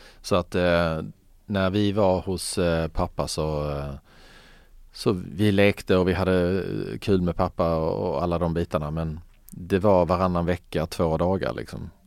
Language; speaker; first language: Swedish; early bilingual, other home language; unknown